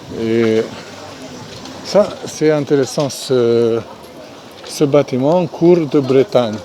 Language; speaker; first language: French; non-native, fluent; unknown